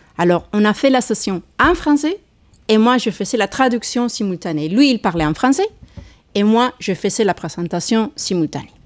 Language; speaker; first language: French; non-native, fluent; Spanish